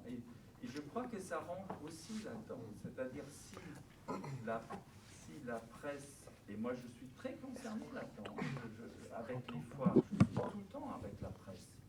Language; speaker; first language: French; non-native, fluent; German